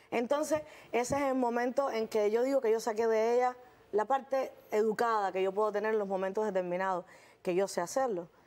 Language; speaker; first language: Spanish; native; Spanish